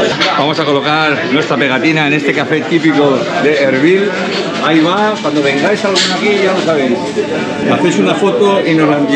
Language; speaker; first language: Spanish; native; Spanish